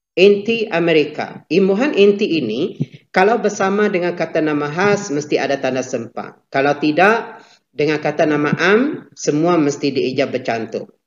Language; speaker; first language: Malay; native; Malay